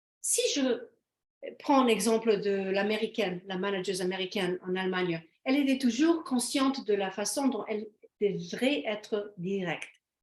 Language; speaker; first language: French; non-native, fluent; Slovenian